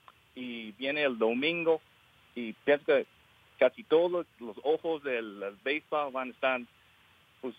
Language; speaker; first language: Spanish; early bilingual, heritage; English